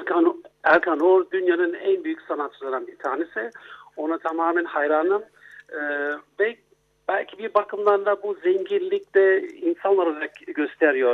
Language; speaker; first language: Turkish; non-native, fluent; German